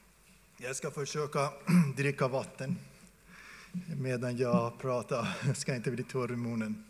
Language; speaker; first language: Swedish; non-native, fluent; Persian